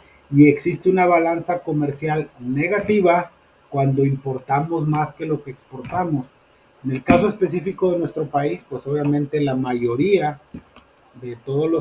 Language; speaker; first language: Spanish; native; Spanish